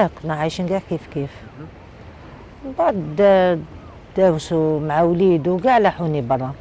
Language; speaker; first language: Arabic; native; Arabic